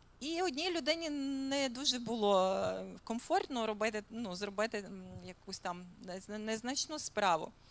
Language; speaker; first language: Ukrainian; native; Ukrainian